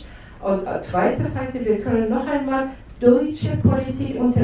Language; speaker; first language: German; non-native, fluent; Persian